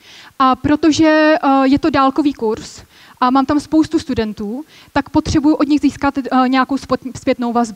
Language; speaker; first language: Czech; native; Czech